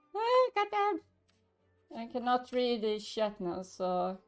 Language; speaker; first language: English; non-native, learner; Swedish